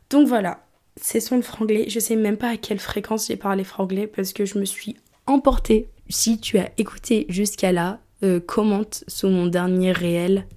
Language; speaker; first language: French; early bilingual, other home language; English